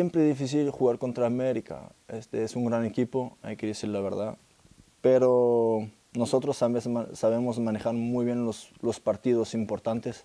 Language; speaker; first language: Spanish; non-native, fluent; French